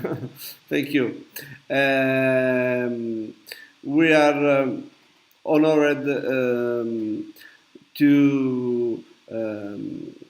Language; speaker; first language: English; non-native, learner; Italian